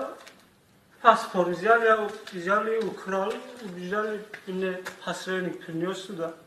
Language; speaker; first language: Russian; non-native, learner; Tajik